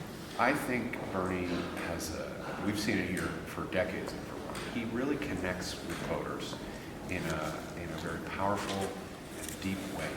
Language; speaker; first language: English; native; English